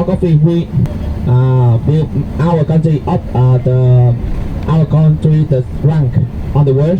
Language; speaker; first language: English; non-native, learner; Vietnamese